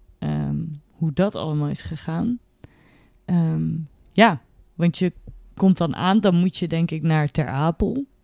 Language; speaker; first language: Dutch; native; Dutch